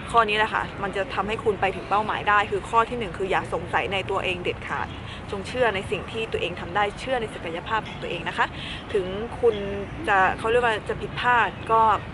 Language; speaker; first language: Thai; native; Thai